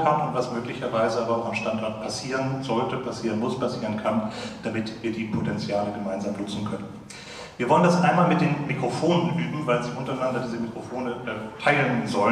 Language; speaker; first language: German; native; German